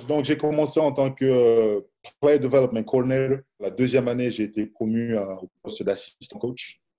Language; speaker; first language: French; non-native, local second language; Lingala